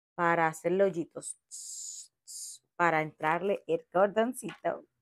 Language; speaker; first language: Spanish; native; Spanish